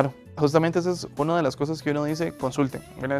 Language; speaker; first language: Spanish; native; Spanish